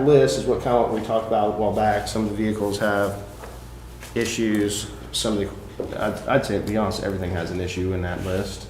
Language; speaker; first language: English; native; English